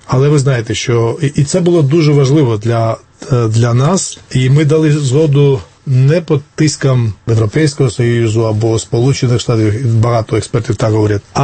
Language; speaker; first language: Ukrainian; non-native, fluent; Georgian